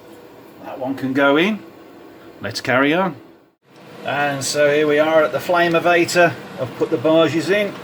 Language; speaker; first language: English; native; English